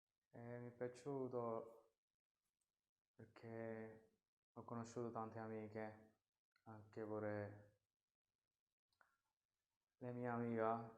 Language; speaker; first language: Italian; non-native, learner; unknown